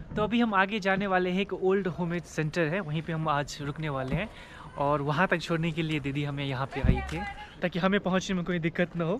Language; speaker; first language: Hindi; native; Hindi